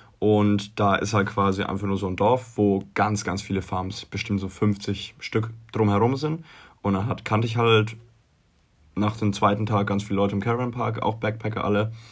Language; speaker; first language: German; native; German